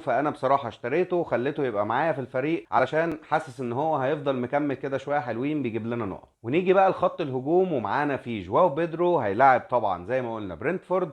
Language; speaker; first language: Arabic; native; Arabic